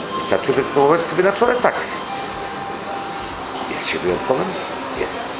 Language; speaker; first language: Polish; native; Polish